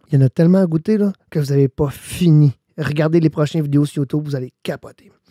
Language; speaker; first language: French; native; French